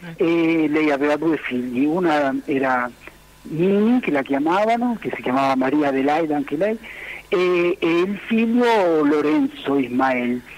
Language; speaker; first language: Italian; non-native, fluent; Spanish